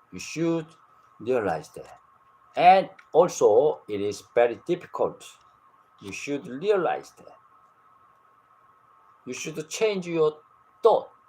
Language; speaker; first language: English; non-native, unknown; Korean